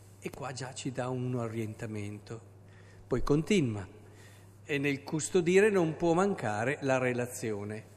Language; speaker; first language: Italian; native; Italian